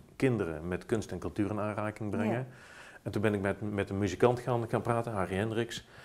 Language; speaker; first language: Dutch; native; Dutch